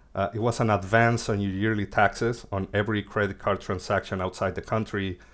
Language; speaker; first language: English; early bilingual, other home language; Spanish